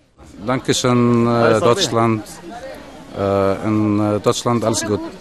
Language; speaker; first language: German; non-native, learner; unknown